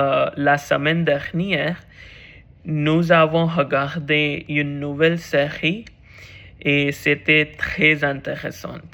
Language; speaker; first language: French; non-native, learner; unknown